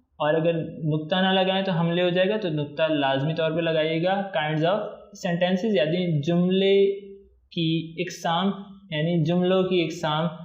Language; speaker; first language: Urdu; native; Urdu